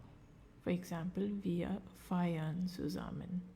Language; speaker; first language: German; non-native, fluent; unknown